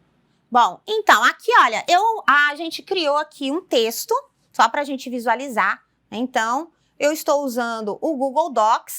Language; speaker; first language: Portuguese; native; Portuguese